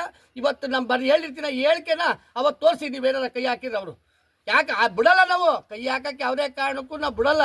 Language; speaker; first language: Kannada; native; Kannada